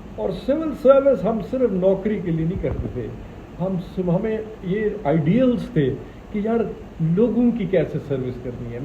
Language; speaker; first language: Urdu; native; Urdu